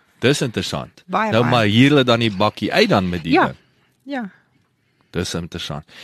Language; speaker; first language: Afrikaans; native; Afrikaans